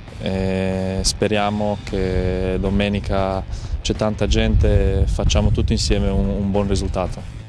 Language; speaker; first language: Italian; non-native, fluent; Croatian